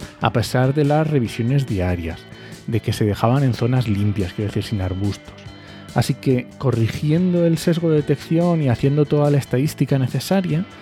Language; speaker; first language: Spanish; native; Spanish